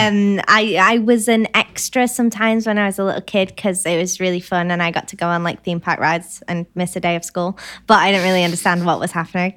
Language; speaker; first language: English; native; English